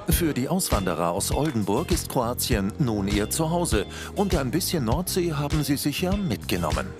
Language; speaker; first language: German; native; German